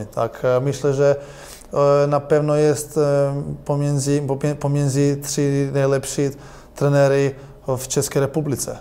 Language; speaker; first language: Polish; non-native, learner; Croatian